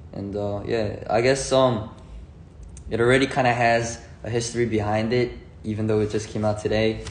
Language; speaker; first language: English; early bilingual, other home language; Korean